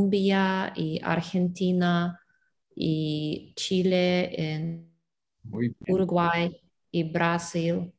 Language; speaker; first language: Spanish; non-native, learner; Russian